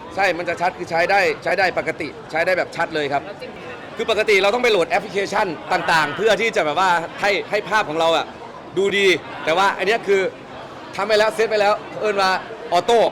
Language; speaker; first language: Thai; native; Thai